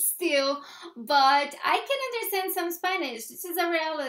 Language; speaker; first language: English; non-native, fluent; Portuguese